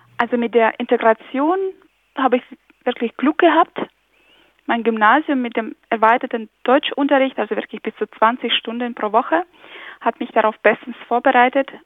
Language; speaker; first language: German; non-native, fluent; Ukrainian